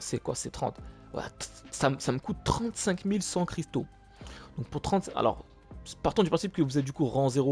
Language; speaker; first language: French; native; French